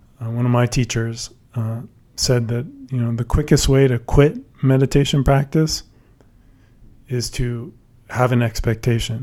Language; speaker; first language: English; native; English